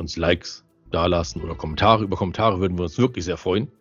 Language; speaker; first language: German; native; German